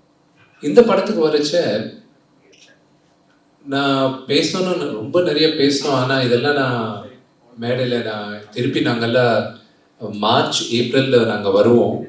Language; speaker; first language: Tamil; non-native, fluent; Telugu